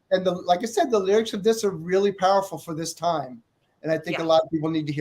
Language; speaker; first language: English; native; English